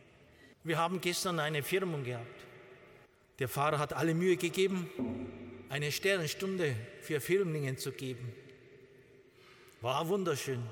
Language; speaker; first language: German; non-native, learner; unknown